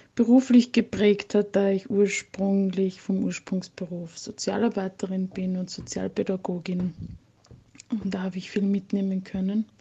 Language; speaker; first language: German; native; German